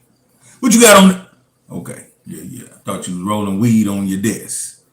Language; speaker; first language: English; native; English